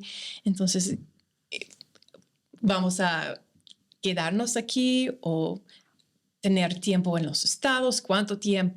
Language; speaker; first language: Spanish; non-native, fluent; English